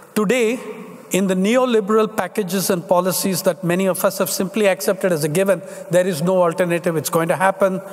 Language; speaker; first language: English; non-native, local second language; Tamil